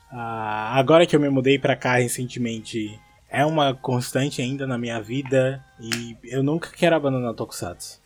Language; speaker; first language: Portuguese; native; Portuguese